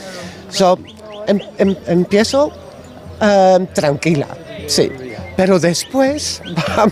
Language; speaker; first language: Spanish; non-native, learner; Dutch